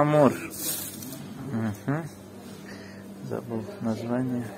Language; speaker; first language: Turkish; non-native, learner; Russian